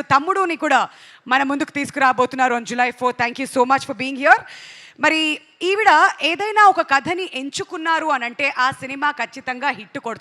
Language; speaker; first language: Telugu; native; Telugu